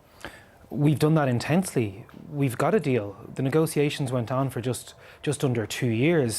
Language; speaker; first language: English; native; English